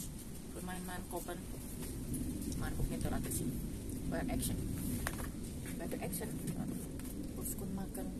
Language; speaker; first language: Dutch; non-native, learner; Indonesian